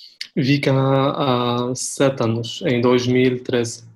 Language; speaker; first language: Portuguese; non-native, fluent; Arabic